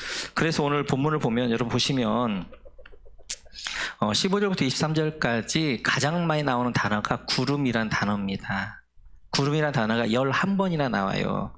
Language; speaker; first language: Korean; native; Korean